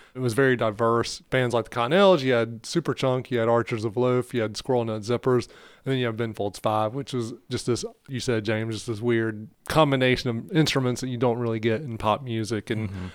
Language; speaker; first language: English; native; English